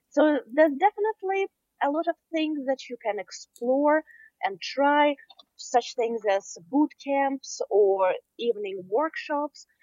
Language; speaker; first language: English; non-native, fluent; Russian